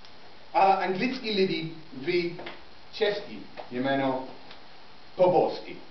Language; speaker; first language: Czech; non-native, learner; English